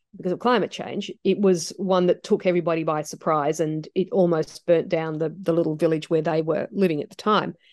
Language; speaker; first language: English; native; English